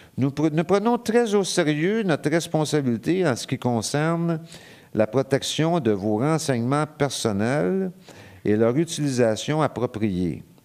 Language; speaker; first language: French; native; French